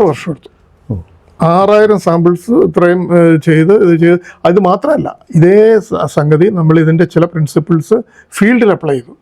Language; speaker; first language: Malayalam; native; Malayalam